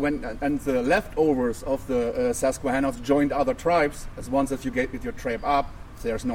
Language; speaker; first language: English; non-native, fluent; German